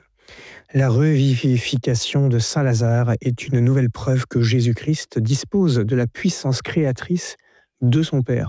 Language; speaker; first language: French; native; French